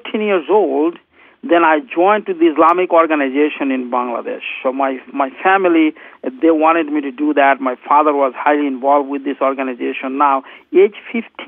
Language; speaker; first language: English; non-native, local second language; Bangla